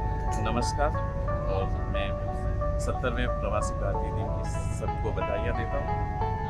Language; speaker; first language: Hindi; native; Hindi